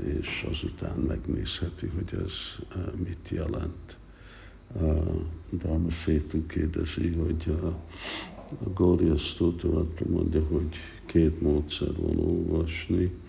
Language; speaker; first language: Hungarian; early bilingual, heritage; Hungarian